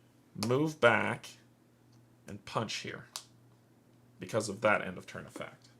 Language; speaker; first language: English; native; English